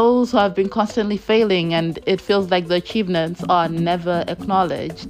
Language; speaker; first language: English; non-native, local second language; Shona